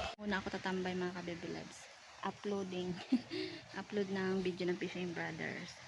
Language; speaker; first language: Filipino; non-native, local second language; Hiligaynon